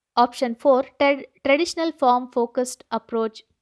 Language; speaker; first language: English; non-native, local second language; Kannada